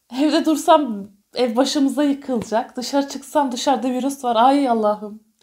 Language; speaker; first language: Turkish; early bilingual, heritage; Turkish